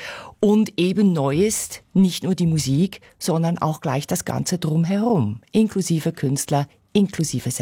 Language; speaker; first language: German; native; German